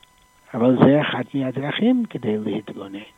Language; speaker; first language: Hebrew; non-native, fluent; English